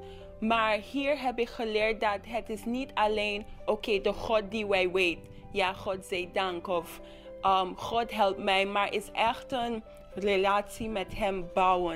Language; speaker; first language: Dutch; non-native, local second language; English